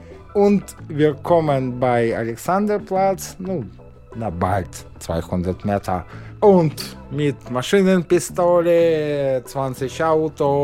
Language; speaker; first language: German; non-native, learner; Russian